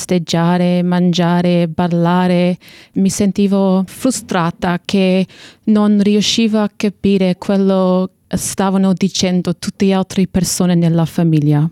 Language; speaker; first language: Italian; non-native, fluent; English